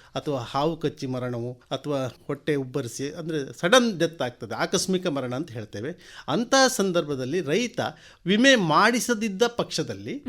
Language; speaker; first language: Kannada; native; Kannada